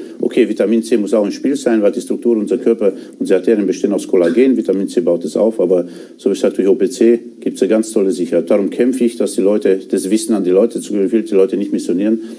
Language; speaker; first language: German; non-native, fluent; Romanian